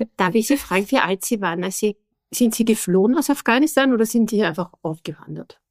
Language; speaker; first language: German; native; German